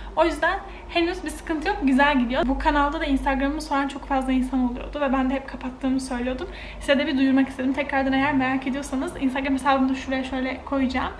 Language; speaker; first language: Turkish; native; Turkish